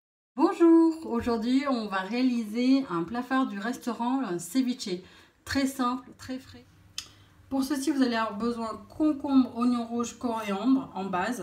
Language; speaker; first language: French; native; French